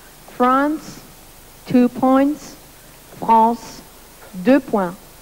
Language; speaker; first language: English; non-native, fluent; Luxembourgish